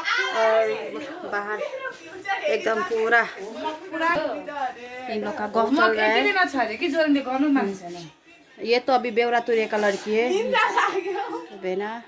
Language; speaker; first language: Hindi; non-native, local second language; Nepali